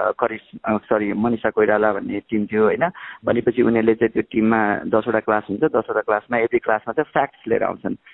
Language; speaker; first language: Nepali; native; Nepali